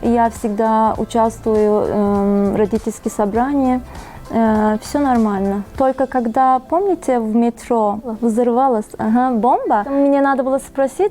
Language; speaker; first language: Russian; non-native, fluent; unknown